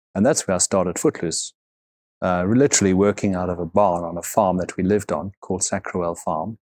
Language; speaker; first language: English; native; English